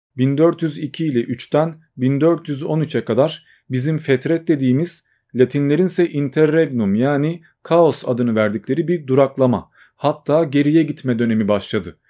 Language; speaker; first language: Turkish; native; Turkish